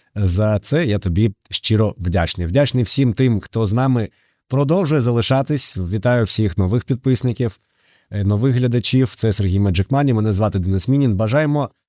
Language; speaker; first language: Ukrainian; native; Ukrainian